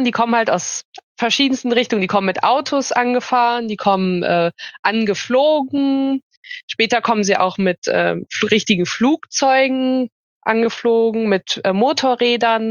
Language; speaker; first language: German; native; German